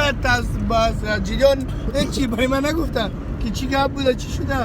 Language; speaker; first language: Persian; native; Persian